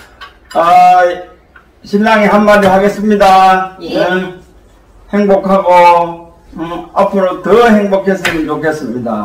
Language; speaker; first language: Korean; non-native, learner; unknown